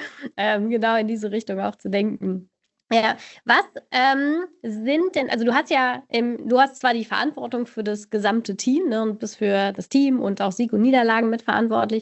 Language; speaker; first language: German; native; German